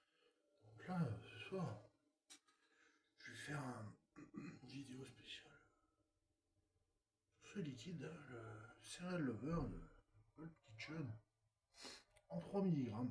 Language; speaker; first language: French; native; French